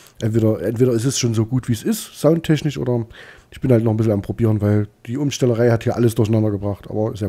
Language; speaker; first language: German; native; German